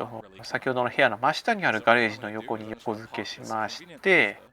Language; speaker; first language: Japanese; native; Japanese